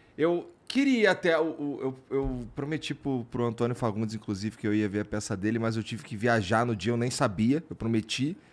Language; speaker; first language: Portuguese; native; Portuguese